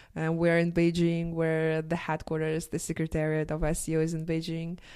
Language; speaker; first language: English; non-native, fluent; Russian